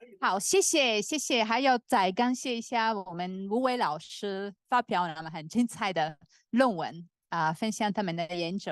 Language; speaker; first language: Chinese; non-native, fluent; Italian